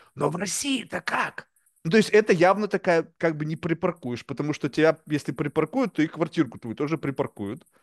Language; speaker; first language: Russian; native; Russian